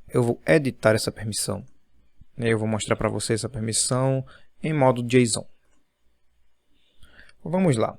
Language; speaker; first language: Portuguese; native; Portuguese